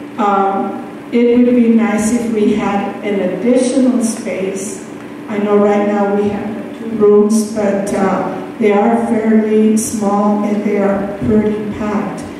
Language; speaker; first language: English; native; English